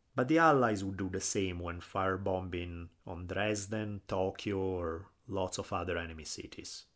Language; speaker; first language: English; non-native, fluent; Italian